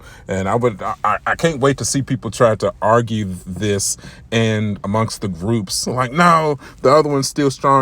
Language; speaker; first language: English; native; English